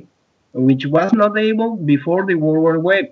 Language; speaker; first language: English; early bilingual, other home language; Spanish